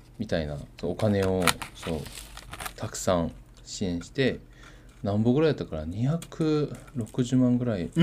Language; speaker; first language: Japanese; native; Japanese